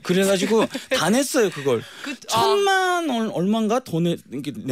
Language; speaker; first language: Korean; native; Korean